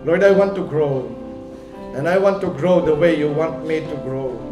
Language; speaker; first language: English; non-native, local second language; Filipino